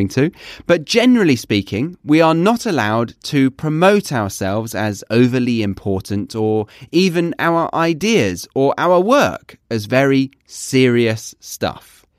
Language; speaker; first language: English; native; English